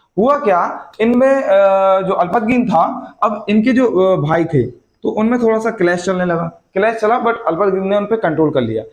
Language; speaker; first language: Hindi; native; Hindi